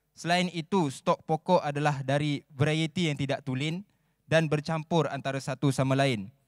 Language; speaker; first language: Malay; native; Malay